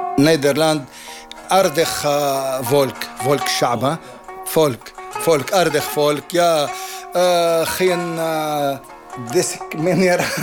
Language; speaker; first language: Dutch; non-native, learner; Arabic